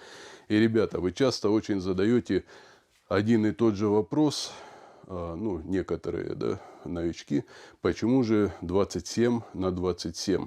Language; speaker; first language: Russian; native; Russian